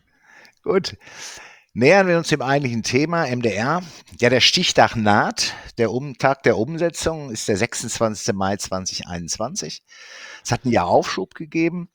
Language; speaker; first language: German; native; German